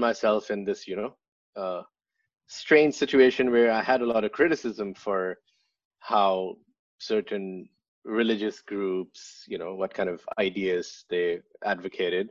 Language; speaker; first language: English; non-native, local second language; Urdu